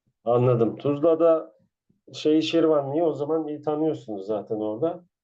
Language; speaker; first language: Turkish; native; Turkish